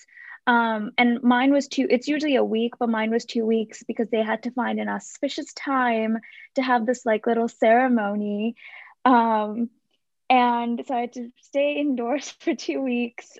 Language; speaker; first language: English; non-native, local second language; Sinhala